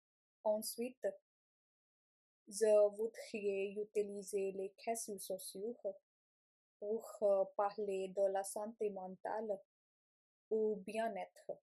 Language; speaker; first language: French; non-native, learner; Punjabi